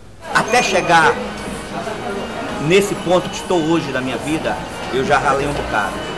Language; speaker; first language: Portuguese; native; Portuguese